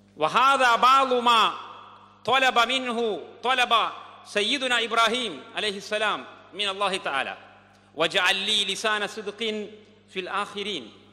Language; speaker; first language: Arabic; non-native, fluent; Malayalam